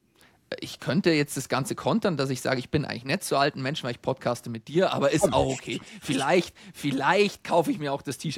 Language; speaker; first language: German; native; German